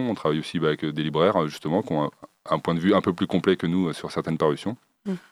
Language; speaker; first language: French; native; French